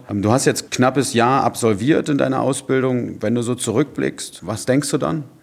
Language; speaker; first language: German; native; German